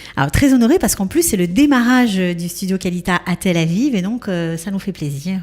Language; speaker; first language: French; native; French